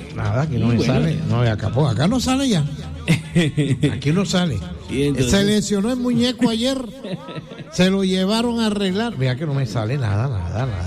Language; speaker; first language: Spanish; native; Spanish